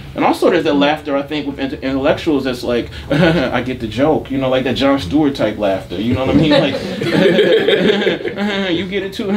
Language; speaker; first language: English; native; English